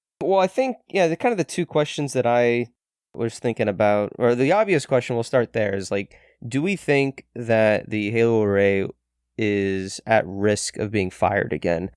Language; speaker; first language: English; native; English